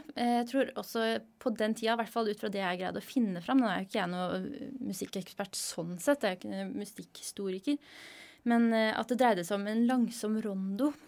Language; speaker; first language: Norwegian; native; Norwegian